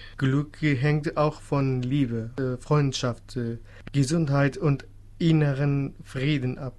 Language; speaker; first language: German; non-native, fluent; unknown